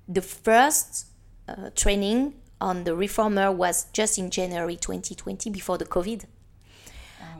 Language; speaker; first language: English; non-native, fluent; French